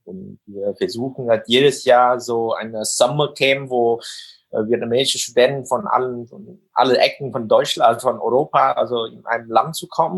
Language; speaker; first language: German; non-native, fluent; Vietnamese